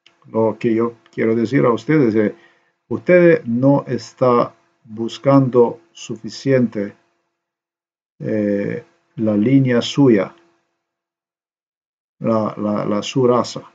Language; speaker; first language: Spanish; non-native, learner; Slovenian